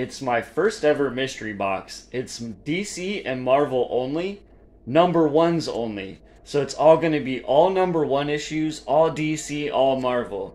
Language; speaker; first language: English; native; English